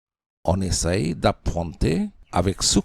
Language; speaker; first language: French; non-native, fluent; Bangla